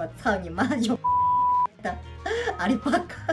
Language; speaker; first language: Russian; non-native, fluent; Chinese